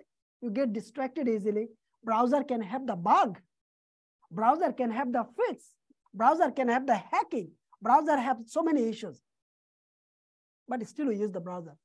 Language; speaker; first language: English; non-native, fluent; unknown